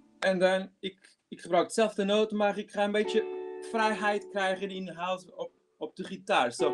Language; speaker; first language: Dutch; non-native, learner; Portuguese